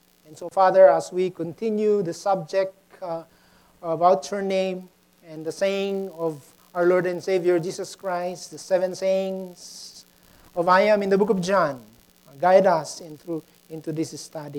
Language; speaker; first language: English; non-native, local second language; Pampanga